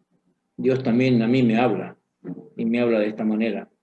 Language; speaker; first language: Spanish; native; Spanish